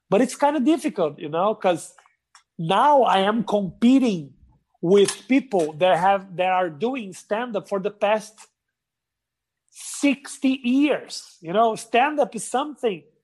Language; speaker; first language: English; non-native, fluent; Portuguese